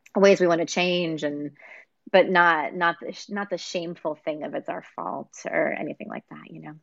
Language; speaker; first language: English; native; English